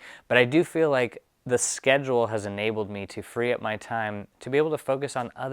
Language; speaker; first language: English; native; English